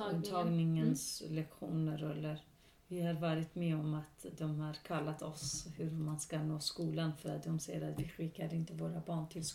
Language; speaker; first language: Swedish; non-native, local second language; Kurdish